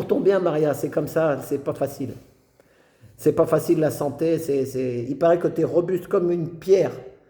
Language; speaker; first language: French; native; French